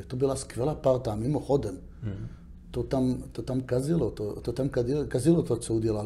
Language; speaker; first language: Czech; non-native, fluent; Hebrew